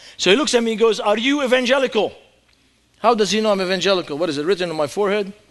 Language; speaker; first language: English; non-native, fluent; Arabic